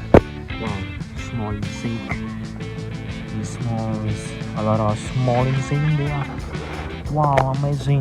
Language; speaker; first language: English; non-native, learner; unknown